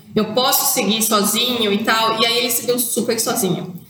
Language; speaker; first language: Portuguese; native; Portuguese